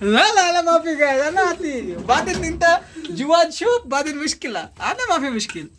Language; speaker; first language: Arabic; non-native, learner; Bangla